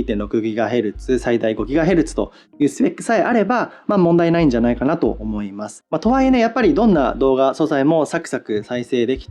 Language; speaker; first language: Japanese; native; Japanese